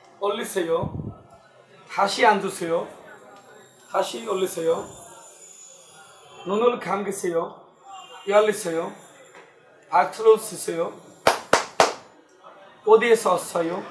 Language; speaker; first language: Korean; non-native, fluent; Bangla